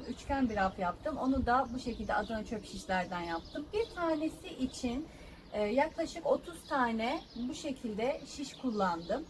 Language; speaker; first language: Turkish; native; Turkish